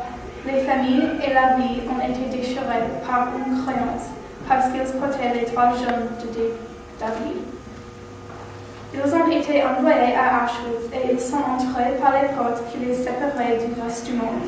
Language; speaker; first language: French; non-native, learner; English